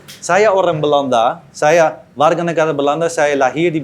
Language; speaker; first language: Indonesian; early bilingual, heritage; Dutch